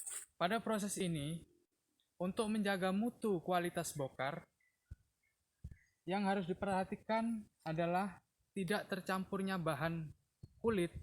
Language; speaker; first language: Indonesian; native; Indonesian